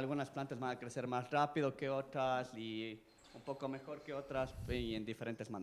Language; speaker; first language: Spanish; native; Spanish